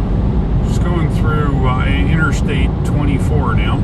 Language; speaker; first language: English; native; English